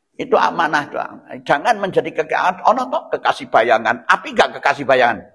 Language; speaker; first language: Indonesian; non-native, local second language; Javanese